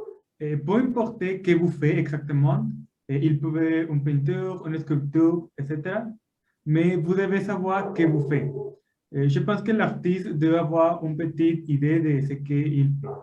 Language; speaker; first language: French; non-native, learner; Spanish